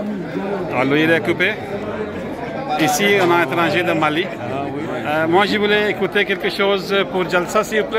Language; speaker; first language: French; non-native, learner; Urdu